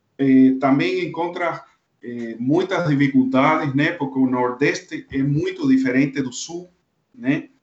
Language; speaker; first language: Portuguese; non-native, fluent; Spanish